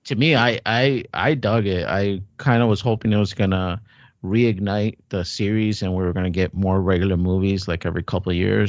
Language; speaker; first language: English; native; English